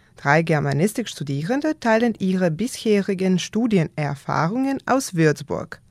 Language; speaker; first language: German; non-native, fluent; Serbian